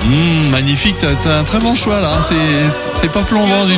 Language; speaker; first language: French; native; French